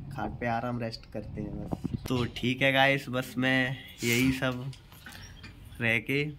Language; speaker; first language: Hindi; native; Hindi